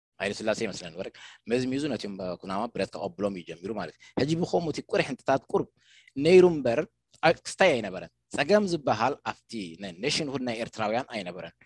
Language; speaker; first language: Tigrinya; non-native, local second language; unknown